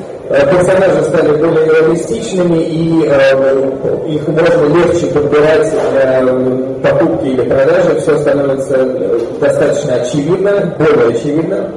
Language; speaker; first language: Russian; native; Russian